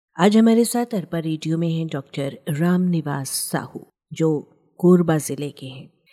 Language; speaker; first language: Hindi; native; Hindi